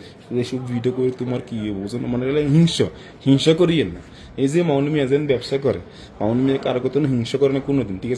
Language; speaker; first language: Bangla; non-native, fluent; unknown